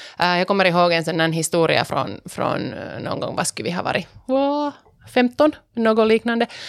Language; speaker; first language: Swedish; non-native, local second language; Finnish